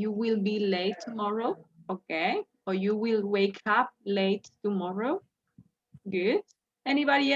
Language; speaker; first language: English; non-native, fluent; Spanish